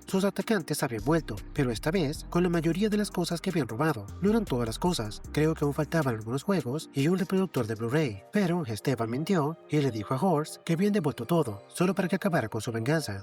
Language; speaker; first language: Spanish; native; Spanish